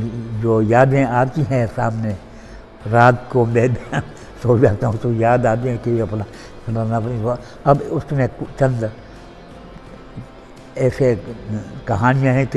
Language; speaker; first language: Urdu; non-native, local second language; Pashto